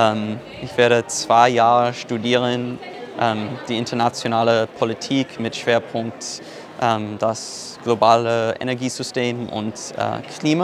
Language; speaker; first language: German; non-native, fluent; English